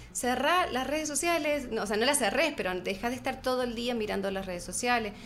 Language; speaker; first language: Spanish; native; Spanish